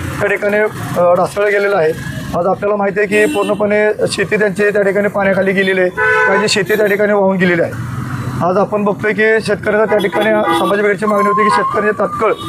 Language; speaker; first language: Marathi; native; Marathi